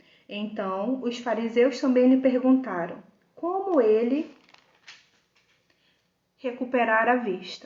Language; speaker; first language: Portuguese; native; Portuguese